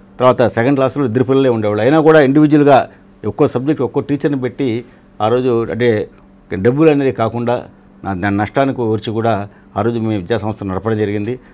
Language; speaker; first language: Telugu; non-native, local second language; Malayalam